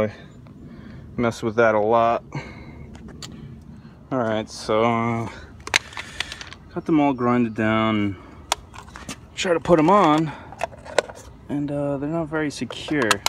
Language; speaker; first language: English; native; English